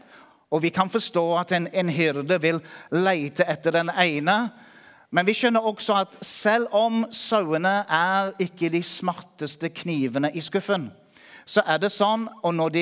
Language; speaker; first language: Norwegian; non-native, fluent; English